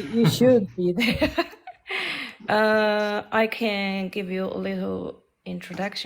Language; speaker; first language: English; non-native, learner; Chinese